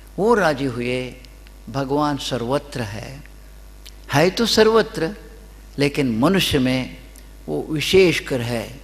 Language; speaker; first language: Hindi; non-native, local second language; Kannada